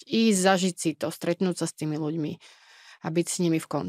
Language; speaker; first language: Slovak; native; Slovak